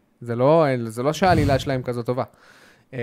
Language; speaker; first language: Hebrew; native; Hebrew